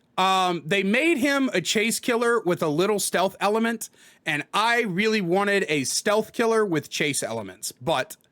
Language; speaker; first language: English; native; English